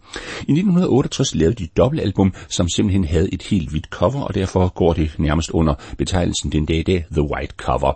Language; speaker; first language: Danish; native; Danish